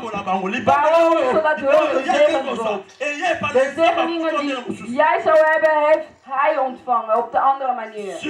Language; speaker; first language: Dutch; non-native, fluent; Lingala